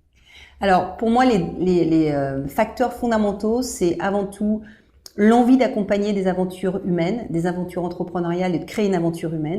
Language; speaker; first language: French; native; French